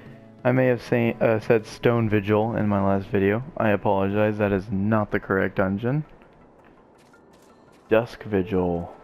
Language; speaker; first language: English; native; English